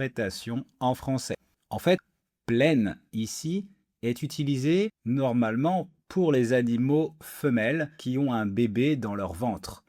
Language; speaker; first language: French; native; French